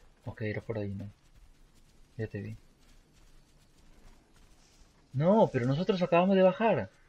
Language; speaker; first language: Spanish; non-native, fluent; Portuguese